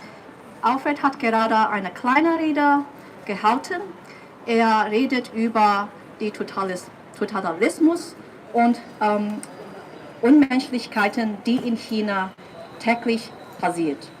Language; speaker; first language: German; non-native, fluent; Cantonese